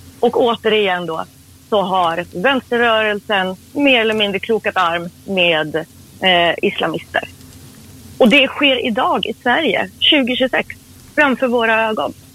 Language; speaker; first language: Swedish; early bilingual, other home language; Persian